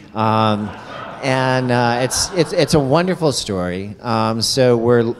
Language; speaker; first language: English; native; English